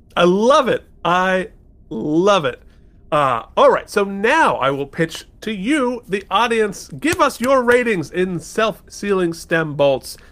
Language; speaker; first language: English; native; English